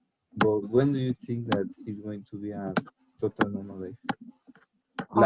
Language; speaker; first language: English; non-native, learner; Spanish